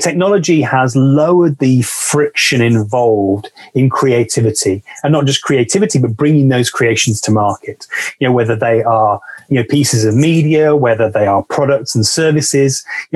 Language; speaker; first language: English; native; English